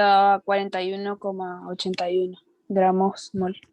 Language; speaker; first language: Spanish; native; Spanish